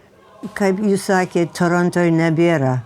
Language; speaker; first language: Lithuanian; early bilingual, heritage; Lithuanian